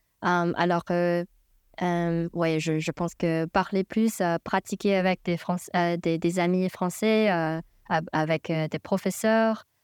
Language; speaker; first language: French; non-native, fluent; Chinese